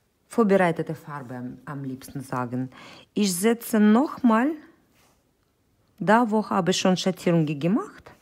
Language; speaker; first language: German; non-native, fluent; Russian